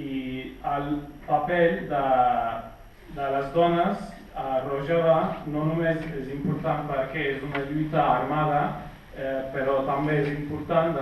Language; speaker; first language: Catalan; non-native, fluent; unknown